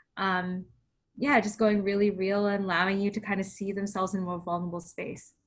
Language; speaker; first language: English; early bilingual, other home language; Filipino